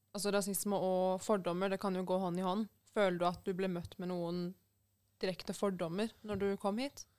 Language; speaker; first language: Norwegian; native; Norwegian